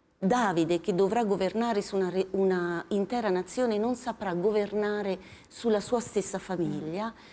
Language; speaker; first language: Italian; native; Italian